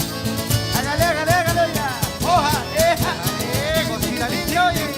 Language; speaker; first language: Spanish; native; Spanish